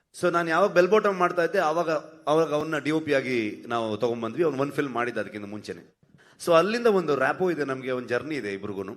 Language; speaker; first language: Kannada; native; Kannada